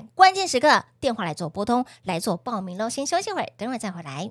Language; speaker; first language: Chinese; native; Chinese